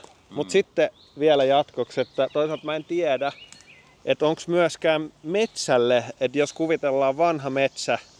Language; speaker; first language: Finnish; native; Finnish